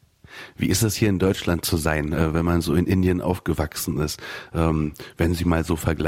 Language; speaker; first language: German; native; German